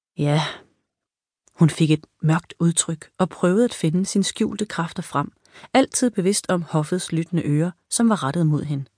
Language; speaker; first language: Danish; native; Danish